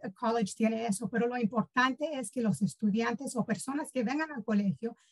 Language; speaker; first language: Spanish; early bilingual, heritage; Spanish